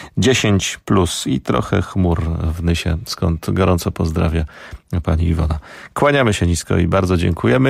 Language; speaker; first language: Polish; native; Polish